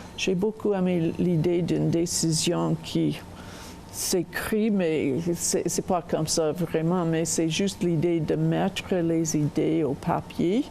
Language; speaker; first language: French; non-native, local second language; English